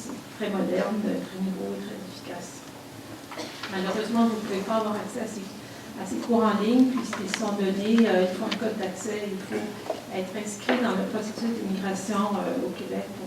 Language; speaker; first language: French; native; French